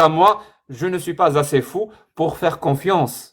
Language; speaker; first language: French; native; French